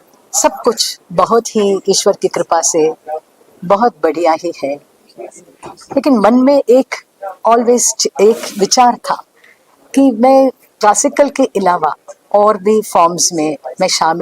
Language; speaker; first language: Hindi; non-native, local second language; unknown